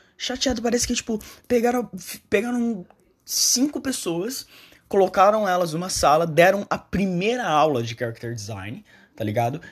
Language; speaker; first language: Portuguese; native; Portuguese